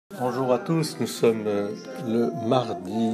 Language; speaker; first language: French; native; French